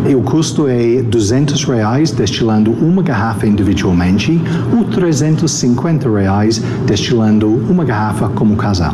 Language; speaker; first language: Portuguese; non-native, fluent; English